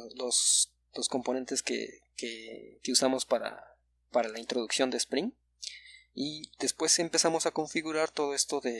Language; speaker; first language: Spanish; native; Spanish